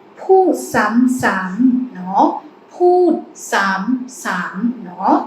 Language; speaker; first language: Thai; non-native, fluent; Burmese